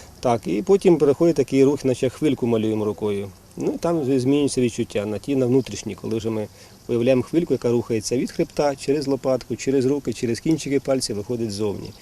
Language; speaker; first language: Ukrainian; non-native, local second language; Russian